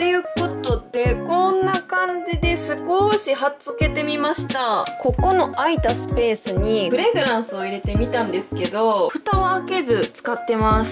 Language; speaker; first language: Japanese; native; Japanese